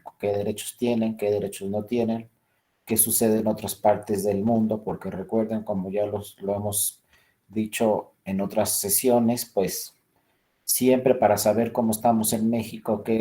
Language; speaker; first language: Spanish; native; Spanish